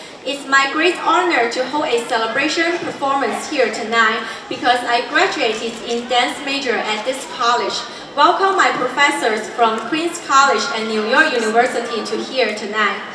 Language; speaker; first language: English; non-native, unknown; Chinese